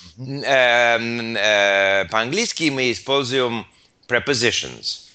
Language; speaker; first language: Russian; non-native, learner; English